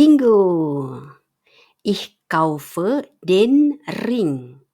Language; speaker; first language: German; non-native, fluent; Indonesian